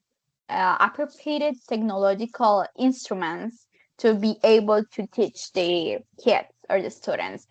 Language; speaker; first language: English; non-native, fluent; Spanish